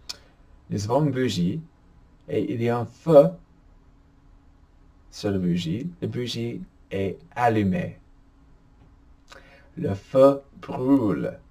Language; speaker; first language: French; non-native, fluent; English